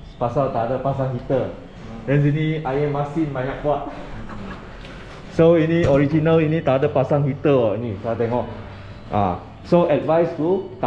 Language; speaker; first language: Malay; non-native, local second language; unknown